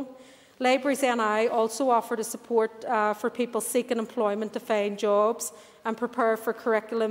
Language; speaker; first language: English; native; English